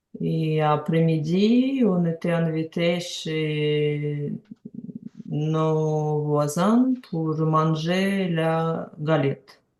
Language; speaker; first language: French; non-native, learner; Ukrainian